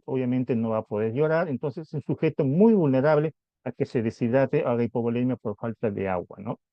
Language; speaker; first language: Spanish; native; Spanish